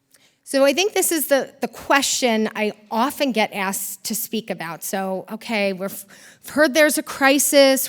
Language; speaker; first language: English; native; English